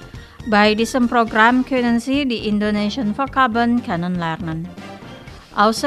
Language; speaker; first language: German; non-native, fluent; Indonesian